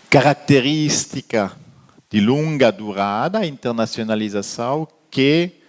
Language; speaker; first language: Portuguese; non-native, learner; French